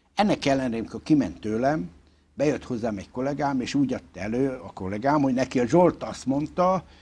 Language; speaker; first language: Hungarian; native; Hungarian